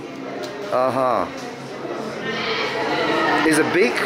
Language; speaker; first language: English; non-native, learner; Japanese